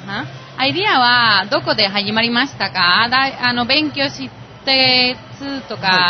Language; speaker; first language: Japanese; non-native, learner; Spanish